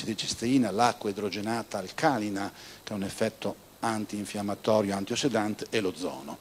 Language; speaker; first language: Italian; native; Italian